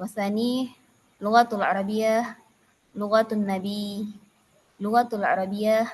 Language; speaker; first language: Arabic; non-native, learner; Indonesian